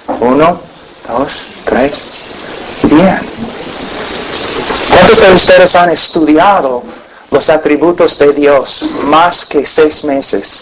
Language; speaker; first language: Spanish; non-native, fluent; English